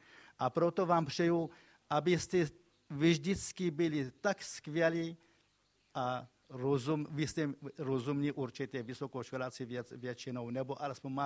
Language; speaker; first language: Czech; non-native, fluent; Kurdish